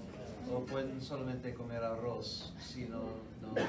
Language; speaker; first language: Spanish; non-native, fluent; English